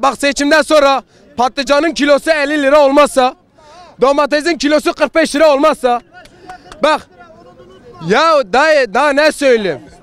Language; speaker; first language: Turkish; non-native, local second language; Kurdish